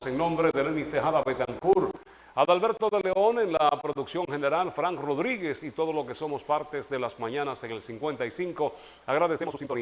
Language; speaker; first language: Spanish; native; Spanish